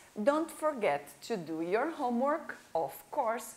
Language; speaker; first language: English; non-native, fluent; Portuguese